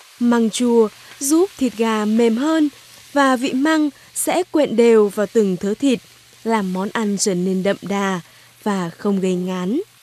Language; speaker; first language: Vietnamese; native; Vietnamese